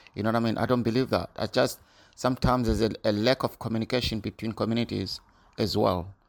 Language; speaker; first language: English; non-native, local second language; North Ndebele